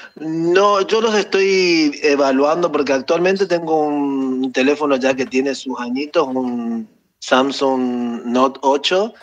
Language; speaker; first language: Spanish; native; Spanish